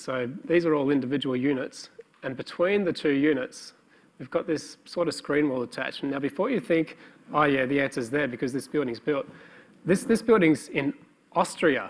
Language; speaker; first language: English; native; English